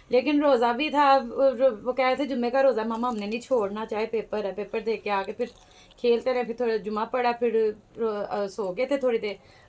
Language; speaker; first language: Urdu; non-native, local second language; Punjabi